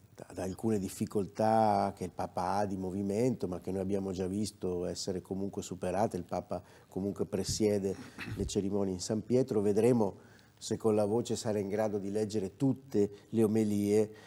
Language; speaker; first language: Italian; native; Italian